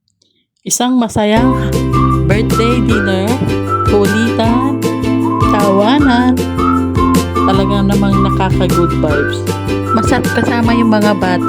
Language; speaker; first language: Filipino; native; Filipino